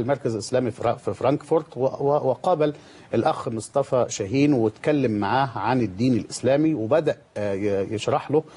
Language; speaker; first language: Arabic; native; Arabic